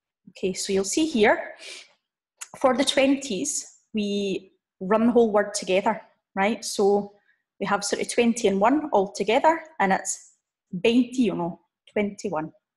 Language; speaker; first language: English; native; English